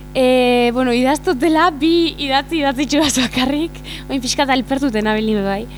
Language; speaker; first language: Basque; native; Basque